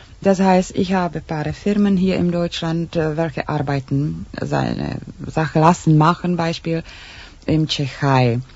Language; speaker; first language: German; non-native, learner; Czech